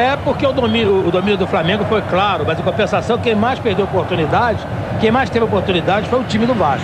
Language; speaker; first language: Portuguese; native; Portuguese